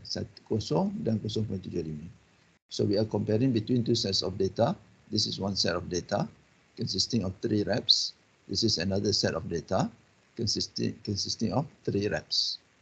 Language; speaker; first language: English; non-native, local second language; Malay